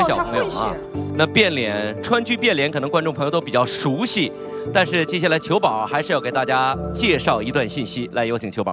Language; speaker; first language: Chinese; native; Chinese